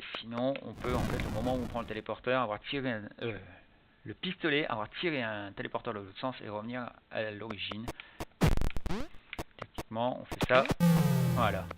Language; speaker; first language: French; native; French